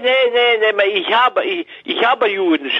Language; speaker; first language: German; non-native, learner; French